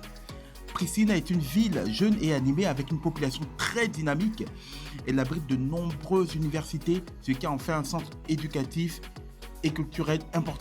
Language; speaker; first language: French; native; French